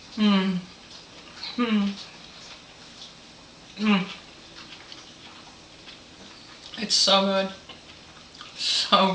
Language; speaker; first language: English; native; English